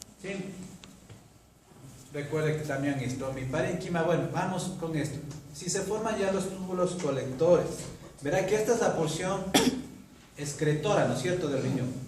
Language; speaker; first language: Spanish; native; Spanish